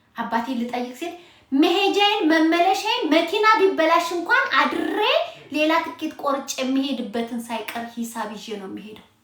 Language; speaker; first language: Amharic; native; Amharic